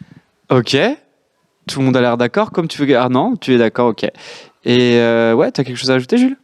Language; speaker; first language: French; native; French